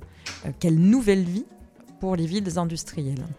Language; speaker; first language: French; native; French